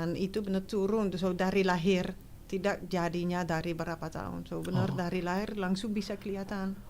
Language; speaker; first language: Indonesian; non-native, fluent; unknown